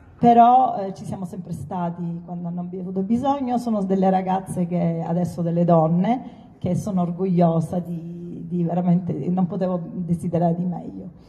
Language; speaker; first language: Italian; native; Italian